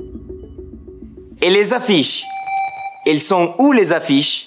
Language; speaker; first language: French; non-native, fluent; Spanish